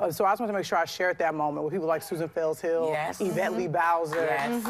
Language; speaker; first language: English; native; English